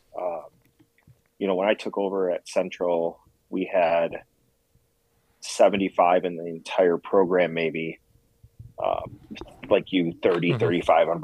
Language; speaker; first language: English; native; English